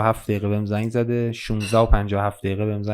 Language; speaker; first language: Persian; native; Persian